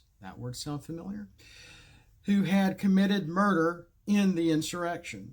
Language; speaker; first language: English; native; English